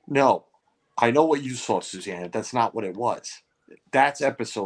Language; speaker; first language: English; native; English